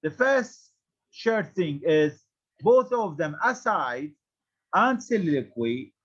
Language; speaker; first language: English; non-native, fluent; Arabic